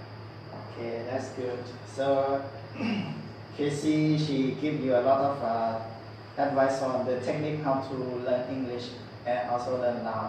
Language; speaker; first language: English; non-native, learner; Lao